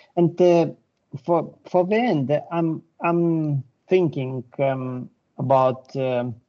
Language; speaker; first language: English; non-native, fluent; Lithuanian